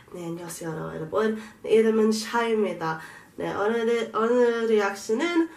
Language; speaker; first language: Korean; non-native, learner; English